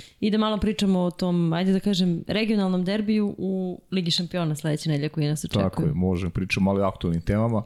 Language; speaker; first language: Serbian; native; Serbian